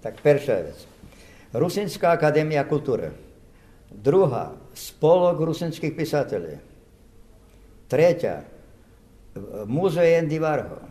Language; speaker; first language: Slovak; non-native, local second language; Rusyn